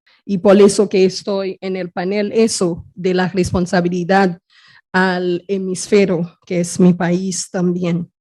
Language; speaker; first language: Spanish; non-native, fluent; Haitian Creole